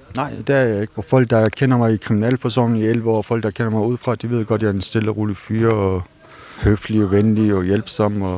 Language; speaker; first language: Danish; early bilingual, other home language; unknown